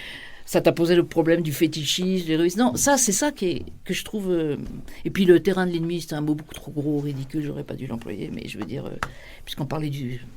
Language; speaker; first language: French; native; French